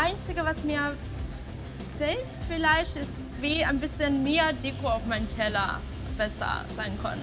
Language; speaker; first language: German; non-native, fluent; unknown